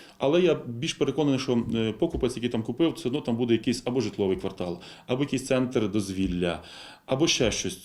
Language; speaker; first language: Ukrainian; native; Ukrainian